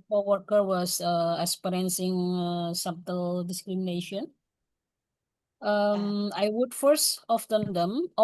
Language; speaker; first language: English; non-native, learner; Indonesian